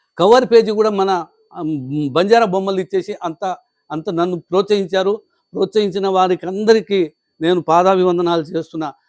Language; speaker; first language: Telugu; non-native, local second language; Lambadi